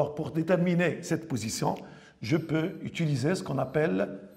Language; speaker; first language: French; non-native, local second language; Arabic